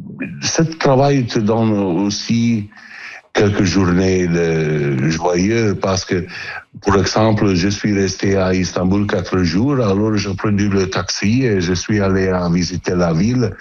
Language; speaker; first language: French; non-native, learner; Italian